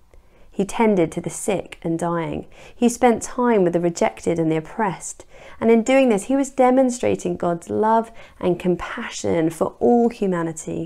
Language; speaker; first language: English; native; English